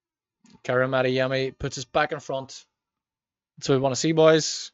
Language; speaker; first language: English; native; English